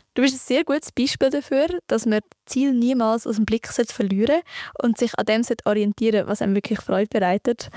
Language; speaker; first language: German; native; German